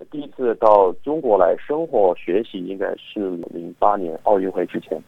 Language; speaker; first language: Chinese; non-native, fluent; English